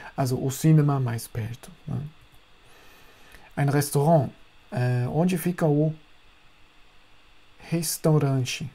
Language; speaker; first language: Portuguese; non-native, fluent; German